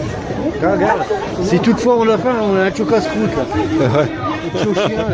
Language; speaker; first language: French; native; French